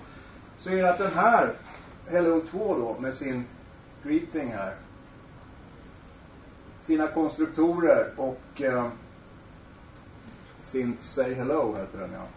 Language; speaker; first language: Swedish; native; Swedish